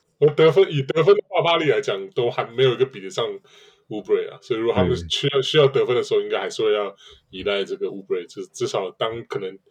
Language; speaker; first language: Chinese; native; Chinese